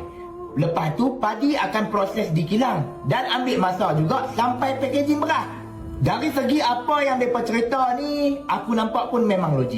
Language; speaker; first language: Malay; native; Malay